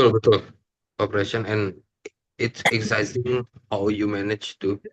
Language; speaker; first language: English; non-native, learner; Indonesian